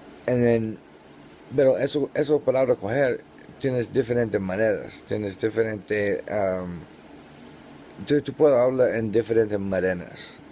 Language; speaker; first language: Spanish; non-native, learner; English